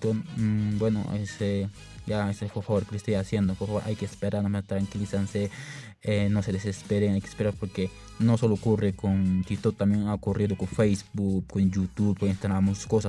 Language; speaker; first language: Spanish; non-native, local second language; Quechua